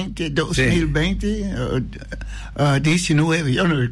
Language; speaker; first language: Spanish; non-native, learner; English